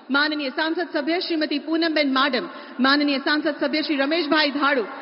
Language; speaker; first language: Hindi; non-native, local second language; Gujarati